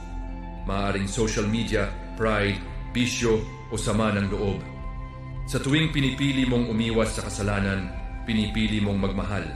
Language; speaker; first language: Filipino; native; Filipino